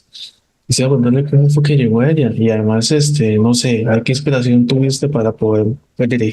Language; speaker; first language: Spanish; native; Spanish